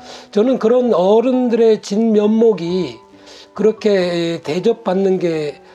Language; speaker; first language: Korean; native; Korean